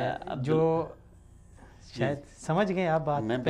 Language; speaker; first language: Urdu; native; Urdu